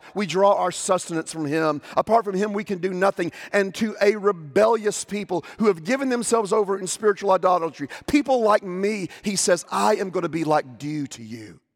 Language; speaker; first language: English; native; English